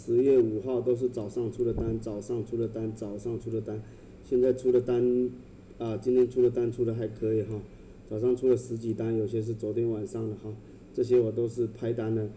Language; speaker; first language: Chinese; native; Chinese